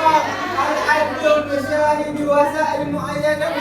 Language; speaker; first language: Arabic; non-native, learner; Malay